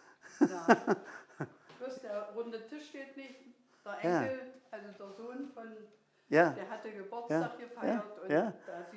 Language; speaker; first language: German; native; German